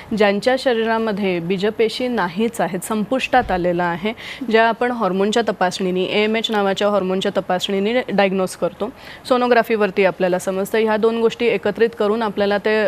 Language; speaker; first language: Marathi; native; Marathi